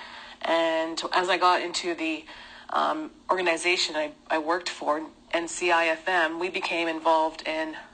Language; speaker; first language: English; native; English